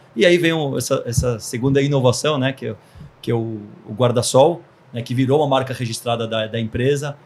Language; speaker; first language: Portuguese; early bilingual, other home language; Hebrew